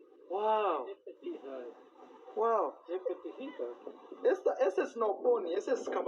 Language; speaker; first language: Spanish; non-native, learner; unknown